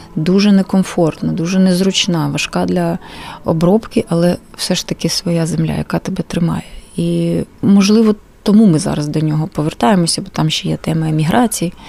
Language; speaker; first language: Ukrainian; non-native, local second language; Russian